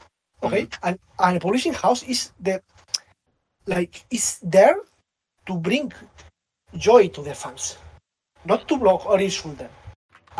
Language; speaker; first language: English; non-native, fluent; Catalan